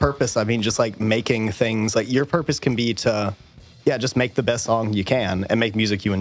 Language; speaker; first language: English; native; English